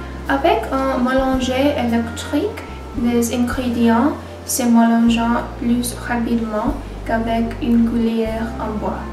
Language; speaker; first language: French; non-native, learner; English